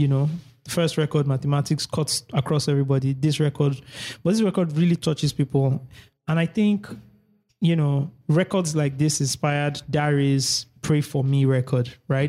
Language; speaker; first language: English; non-native, local second language; Yoruba